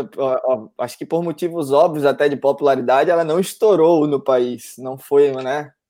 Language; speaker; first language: Portuguese; native; Portuguese